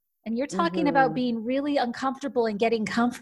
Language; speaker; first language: English; native; English